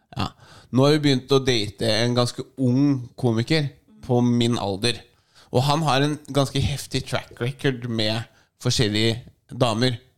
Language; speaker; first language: Norwegian; native; Norwegian